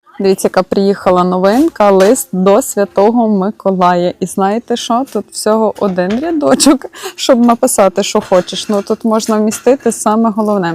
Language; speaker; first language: Ukrainian; native; Ukrainian